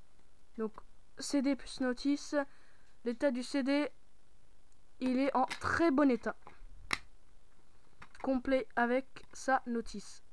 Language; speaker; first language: French; native; French